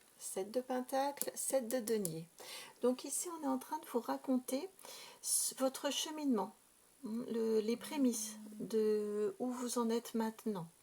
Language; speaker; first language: French; native; French